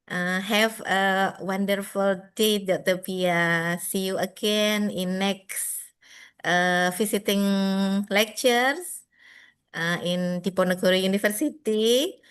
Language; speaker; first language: English; non-native, fluent; Indonesian